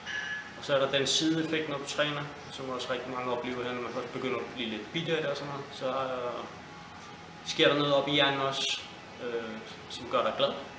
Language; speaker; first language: Danish; native; Danish